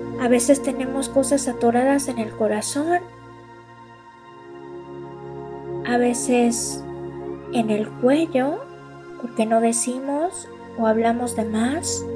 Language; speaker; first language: Spanish; native; Spanish